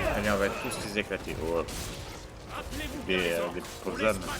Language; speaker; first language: French; native; French